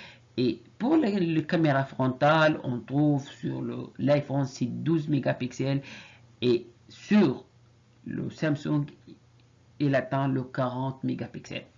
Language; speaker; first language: French; non-native, fluent; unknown